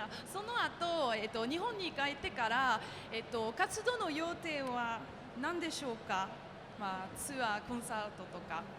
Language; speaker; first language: Japanese; non-native, fluent; French